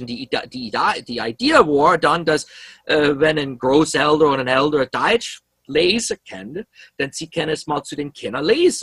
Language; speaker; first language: German; early bilingual, heritage; English